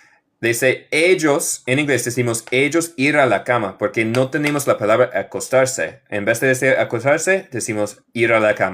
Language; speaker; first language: Spanish; non-native, fluent; English